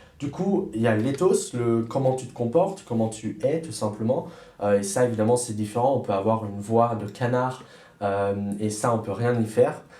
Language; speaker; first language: French; early bilingual, other home language; German